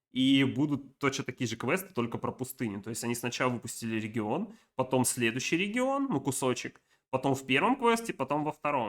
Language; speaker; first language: Russian; native; Russian